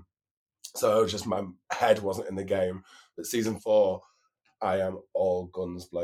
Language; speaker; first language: English; native; English